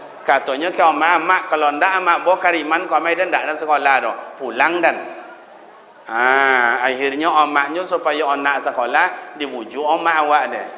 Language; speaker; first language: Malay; native; Malay